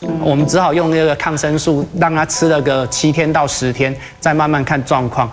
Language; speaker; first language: Chinese; native; Chinese